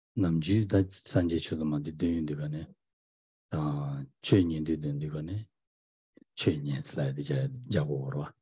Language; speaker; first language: French; non-native, learner; Tibetan